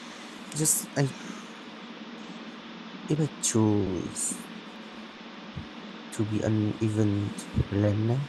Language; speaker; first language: English; non-native, learner; Vietnamese